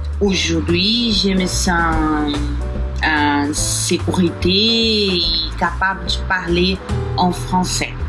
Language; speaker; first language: French; non-native, learner; Portuguese